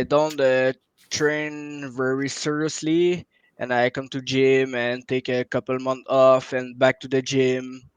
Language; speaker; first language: English; non-native, local second language; French